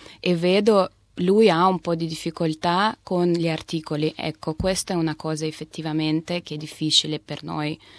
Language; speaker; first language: Italian; non-native, fluent; Russian